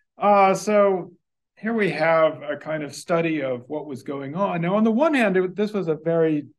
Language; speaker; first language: English; native; English